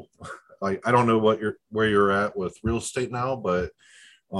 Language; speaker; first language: English; native; English